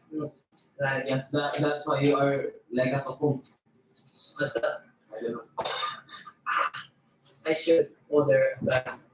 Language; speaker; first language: English; non-native, learner; Filipino